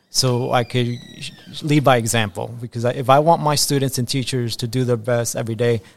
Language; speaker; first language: English; early bilingual, other home language; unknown